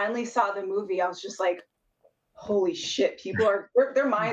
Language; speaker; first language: English; native; English